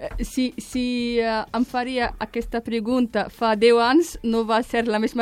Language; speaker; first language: Catalan; non-native, fluent; Arabic